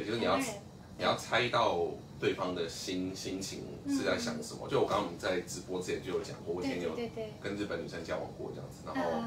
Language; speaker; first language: Chinese; native; Chinese